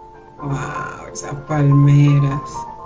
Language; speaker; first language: Spanish; native; Spanish